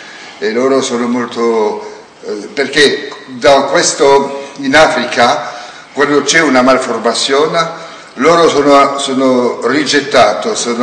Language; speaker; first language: Italian; non-native, learner; French